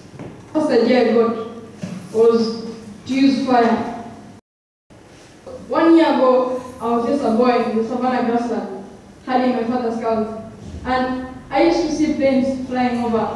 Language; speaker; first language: English; non-native, local second language; Masai